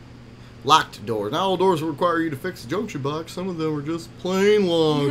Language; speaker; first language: English; native; English